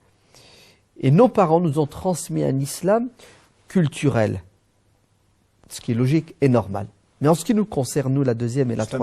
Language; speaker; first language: French; early bilingual, other home language; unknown